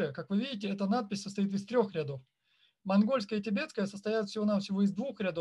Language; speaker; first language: Russian; native; Russian